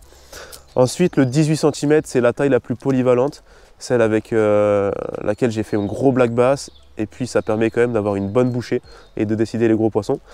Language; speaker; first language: French; native; French